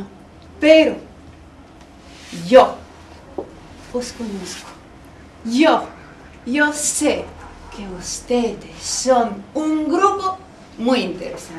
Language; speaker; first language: Spanish; non-native, fluent; Bulgarian